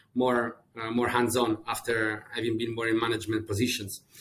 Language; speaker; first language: English; non-native, fluent; Italian